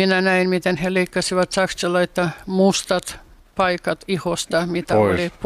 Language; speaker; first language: Finnish; non-native, fluent; Russian